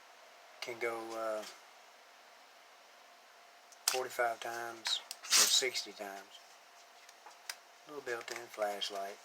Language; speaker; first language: English; native; English